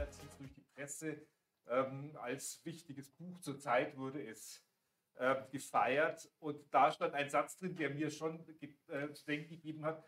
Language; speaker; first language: German; native; German